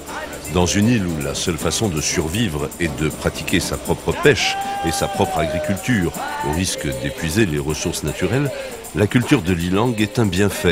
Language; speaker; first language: French; native; French